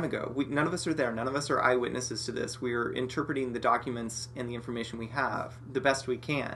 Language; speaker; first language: English; native; English